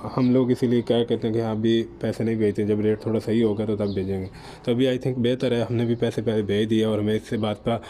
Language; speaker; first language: Urdu; native; Urdu